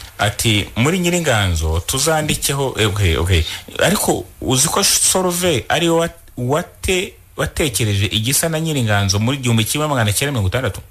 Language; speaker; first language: Kinyarwanda; native; Kinyarwanda